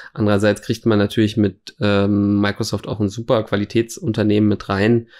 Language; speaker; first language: German; native; German